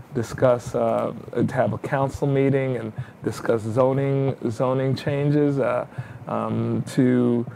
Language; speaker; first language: English; native; English